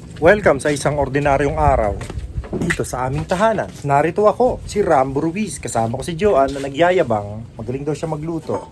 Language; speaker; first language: Filipino; native; Filipino